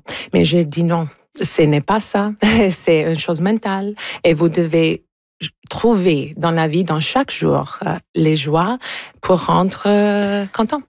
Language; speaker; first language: French; early bilingual, heritage; English